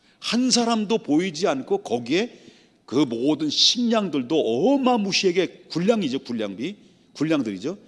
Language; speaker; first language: Korean; native; Korean